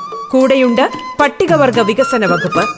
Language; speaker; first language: Malayalam; native; Malayalam